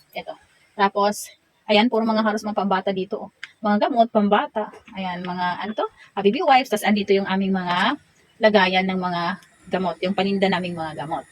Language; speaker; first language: Filipino; non-native, local second language; Waray